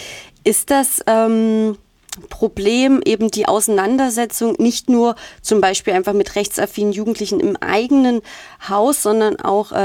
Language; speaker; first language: German; native; German